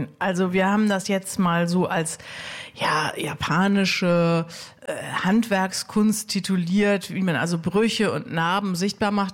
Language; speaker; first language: German; native; German